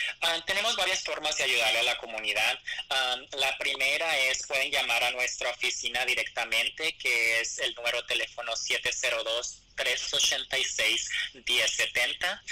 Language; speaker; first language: Spanish; early bilingual, other home language; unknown